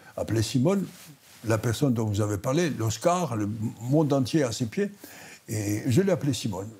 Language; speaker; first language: French; non-native, fluent; Greek